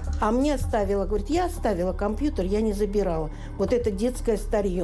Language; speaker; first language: Russian; native; Russian